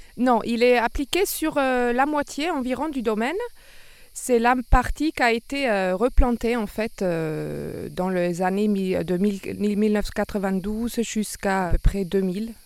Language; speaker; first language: French; non-native, local second language; Swiss German